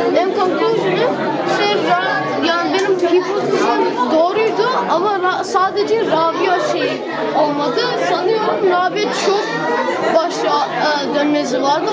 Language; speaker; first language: Turkish; early bilingual, heritage; Turkish